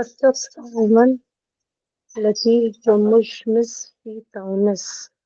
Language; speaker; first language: Arabic; non-native, learner; Hindi